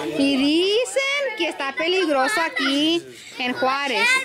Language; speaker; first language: Spanish; early bilingual, heritage; Spanish